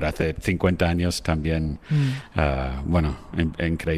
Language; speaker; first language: Spanish; non-native, fluent; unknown